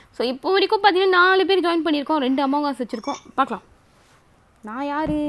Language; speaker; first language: Tamil; early bilingual, heritage; Tamil